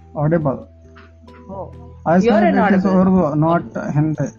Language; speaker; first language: English; non-native, local second language; Urdu